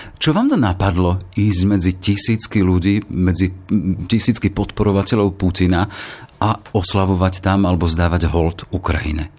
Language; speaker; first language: Slovak; native; Slovak